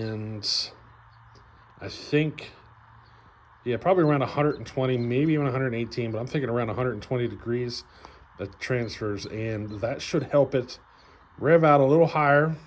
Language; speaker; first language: English; native; English